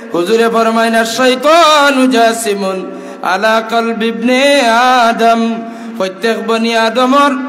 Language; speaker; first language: Bangla; non-native, local second language; Sylheti